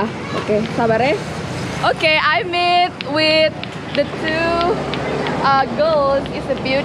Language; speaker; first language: English; non-native, learner; Indonesian